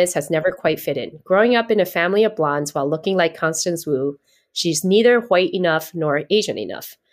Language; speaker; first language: English; native; English